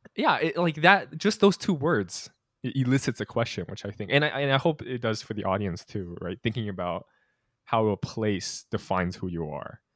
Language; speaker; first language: English; early bilingual, other home language; Chinese